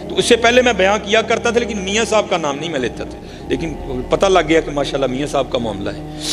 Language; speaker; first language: Urdu; non-native, local second language; Punjabi